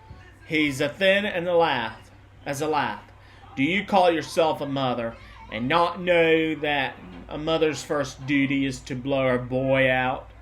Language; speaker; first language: English; native; English